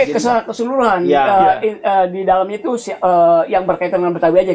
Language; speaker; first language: Indonesian; native; Indonesian